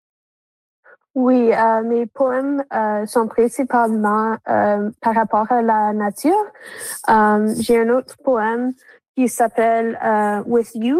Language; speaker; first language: French; native; French